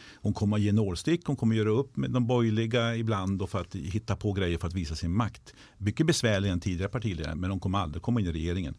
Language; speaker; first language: Swedish; native; Swedish